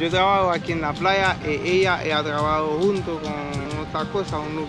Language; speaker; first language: Spanish; non-native, learner; Haitian Creole